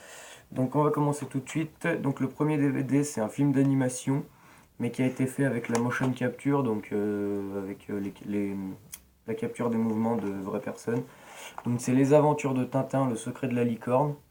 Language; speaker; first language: French; native; French